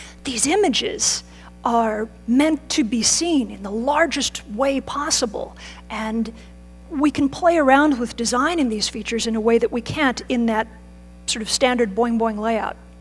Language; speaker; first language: English; native; English